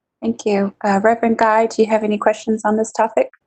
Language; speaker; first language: English; native; English